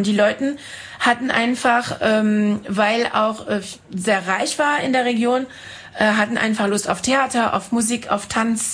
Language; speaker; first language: German; non-native, fluent; French